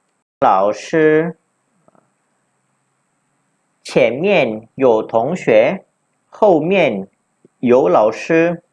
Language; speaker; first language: Chinese; non-native, local second language; Malay